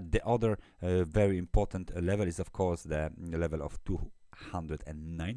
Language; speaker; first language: English; non-native, fluent; Polish